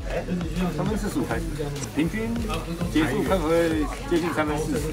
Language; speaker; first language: Chinese; native; Chinese